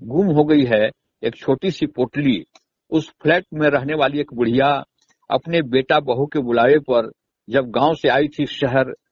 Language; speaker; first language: Hindi; native; Hindi